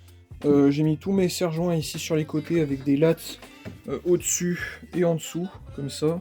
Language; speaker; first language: French; native; French